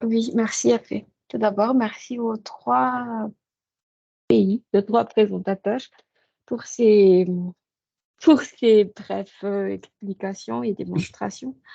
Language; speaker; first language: French; non-native, local second language; Malagasy